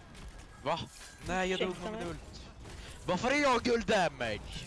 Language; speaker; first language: Swedish; native; Swedish